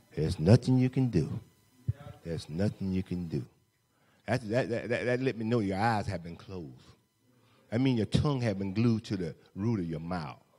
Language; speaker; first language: English; native; English